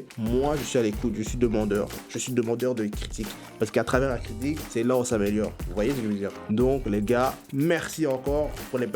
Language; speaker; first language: French; native; French